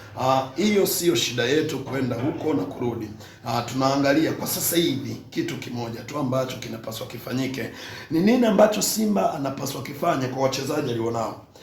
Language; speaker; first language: Swahili; native; Swahili